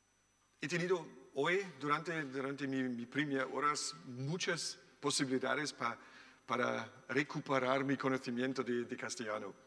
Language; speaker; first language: Spanish; non-native, learner; German